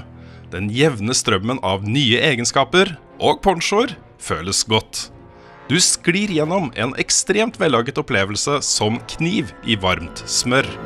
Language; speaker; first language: Norwegian; native; Norwegian